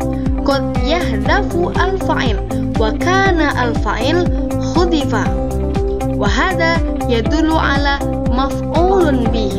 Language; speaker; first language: Arabic; non-native, learner; Indonesian